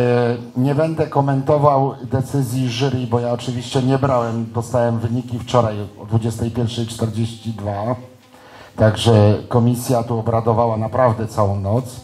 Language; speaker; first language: Polish; native; Polish